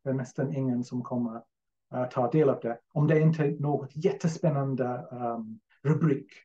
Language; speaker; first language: Swedish; non-native, fluent; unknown